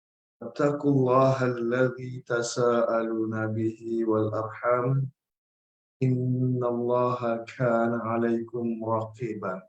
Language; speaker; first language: Arabic; non-native, fluent; Malay